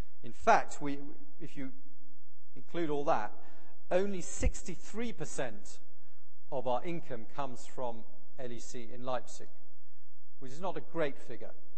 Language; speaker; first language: English; native; English